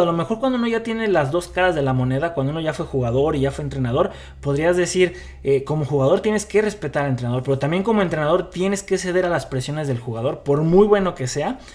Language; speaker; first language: Spanish; native; Spanish